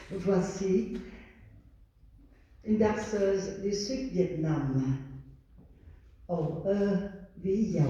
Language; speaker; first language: French; non-native, fluent; Vietnamese